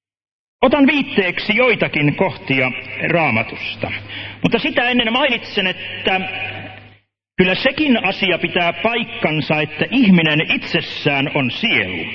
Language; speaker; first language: Finnish; native; Finnish